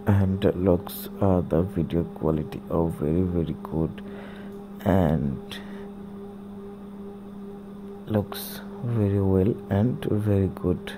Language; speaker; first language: English; non-native, learner; Bangla